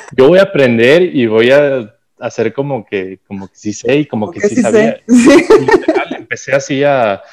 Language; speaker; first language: Spanish; native; Spanish